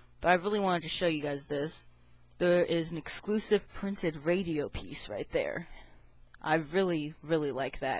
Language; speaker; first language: English; native; English